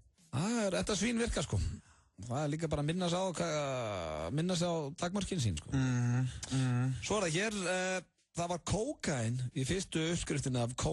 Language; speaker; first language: Icelandic; native; Icelandic